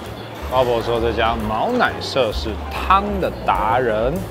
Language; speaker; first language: Chinese; native; Chinese